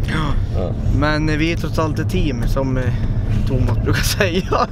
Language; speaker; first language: Swedish; native; Swedish